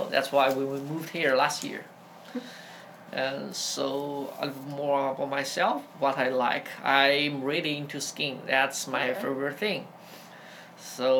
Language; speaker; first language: English; non-native, fluent; Chinese